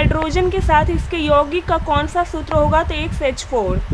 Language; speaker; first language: Hindi; native; Hindi